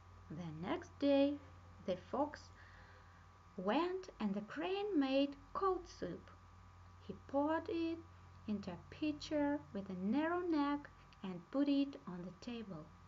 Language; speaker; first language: English; non-native, fluent; Russian